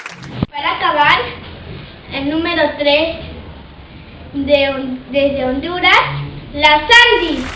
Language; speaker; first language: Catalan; non-native, learner; Spanish